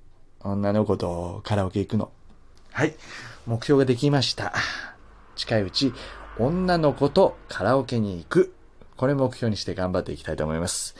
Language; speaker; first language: Japanese; native; Japanese